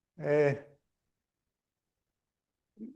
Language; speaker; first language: French; non-native, learner; Russian